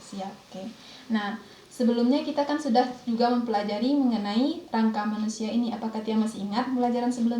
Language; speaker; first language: Indonesian; native; Indonesian